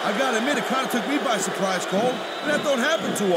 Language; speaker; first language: English; native; English